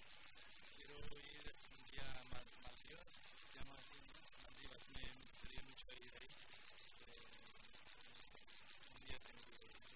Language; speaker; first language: Spanish; non-native, fluent; Portuguese